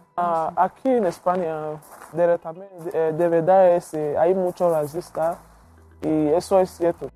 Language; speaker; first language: Spanish; non-native, learner; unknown